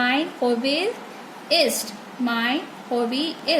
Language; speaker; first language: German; non-native, learner; Hindi